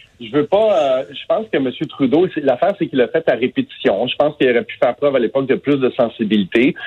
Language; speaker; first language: French; native; French